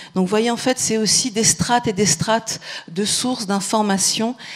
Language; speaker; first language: French; native; French